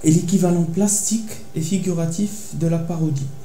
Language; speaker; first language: French; non-native, local second language; Arabic